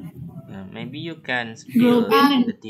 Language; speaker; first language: English; non-native, learner; Indonesian